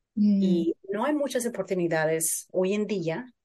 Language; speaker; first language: Spanish; early bilingual, heritage; Spanish